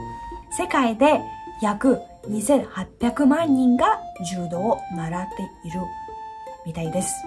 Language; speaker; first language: Japanese; non-native, fluent; Russian